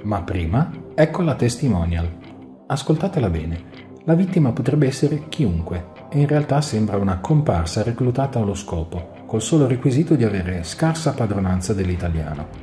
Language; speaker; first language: Italian; native; Italian